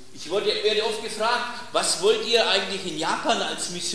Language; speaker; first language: German; native; German